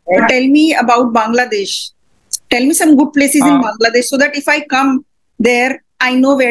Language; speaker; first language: English; non-native, local second language; Hindi